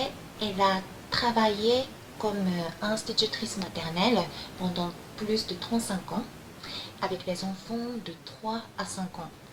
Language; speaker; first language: French; non-native, fluent; Japanese